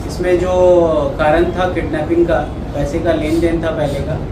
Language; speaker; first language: Hindi; non-native, local second language; Marathi